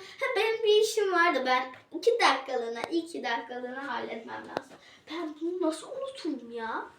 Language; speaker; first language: Turkish; native; Turkish